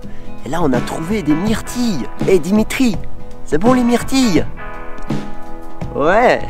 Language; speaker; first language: French; native; French